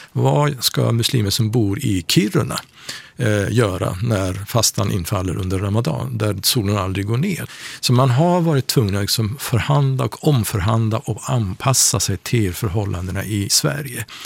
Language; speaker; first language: Swedish; non-native, fluent; Persian